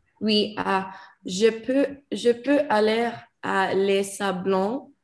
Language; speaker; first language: French; non-native, learner; English